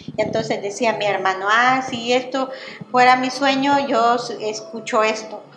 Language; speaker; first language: Spanish; non-native, local second language; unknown